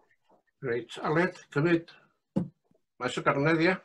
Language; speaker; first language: Welsh; native; Welsh